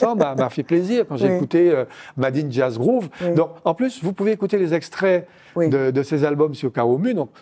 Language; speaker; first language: French; native; French